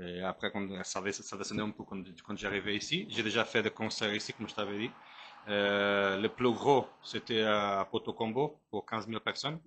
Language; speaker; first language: French; non-native, fluent; Portuguese